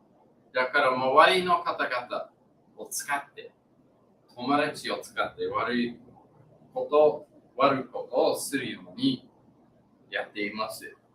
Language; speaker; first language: Japanese; non-native, learner; English